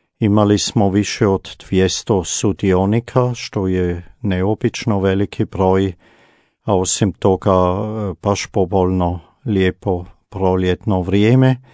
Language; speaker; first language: Croatian; non-native, fluent; German